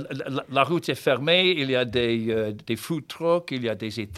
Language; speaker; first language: French; non-native, fluent; English